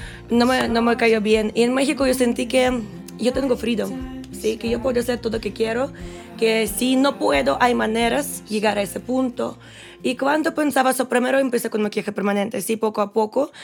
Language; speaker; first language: Spanish; non-native, fluent; Russian